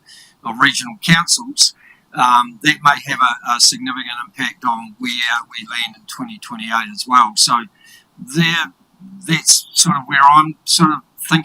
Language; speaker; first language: English; native; English